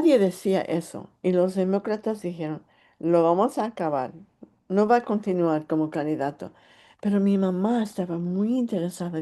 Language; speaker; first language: Spanish; early bilingual, heritage; English